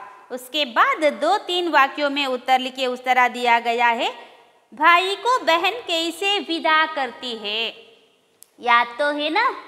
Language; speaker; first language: Hindi; non-native, local second language; Kannada